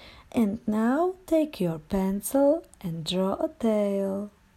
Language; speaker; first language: English; non-native, fluent; Czech